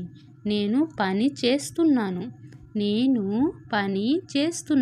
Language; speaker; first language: Telugu; non-native, local second language; Odia